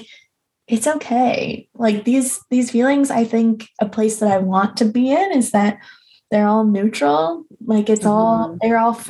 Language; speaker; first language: English; native; English